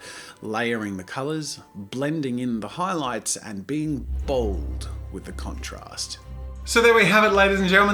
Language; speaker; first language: English; native; English